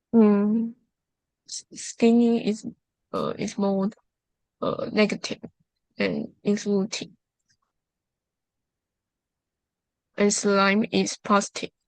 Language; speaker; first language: English; non-native, learner; Chinese